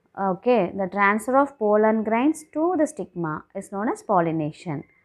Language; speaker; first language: English; non-native, local second language; Tamil